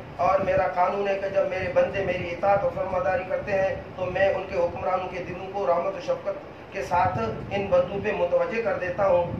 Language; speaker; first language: Urdu; non-native, local second language; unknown